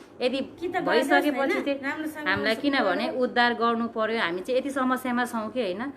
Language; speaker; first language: Nepali; native; Nepali